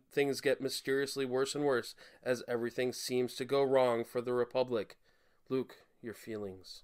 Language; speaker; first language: English; native; English